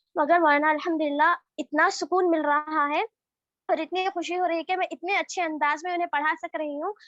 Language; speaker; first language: Urdu; native; Urdu